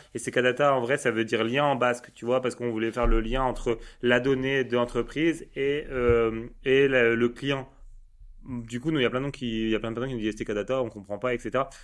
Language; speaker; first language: French; native; French